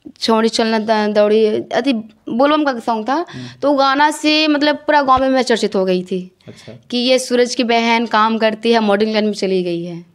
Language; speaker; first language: Hindi; native; Hindi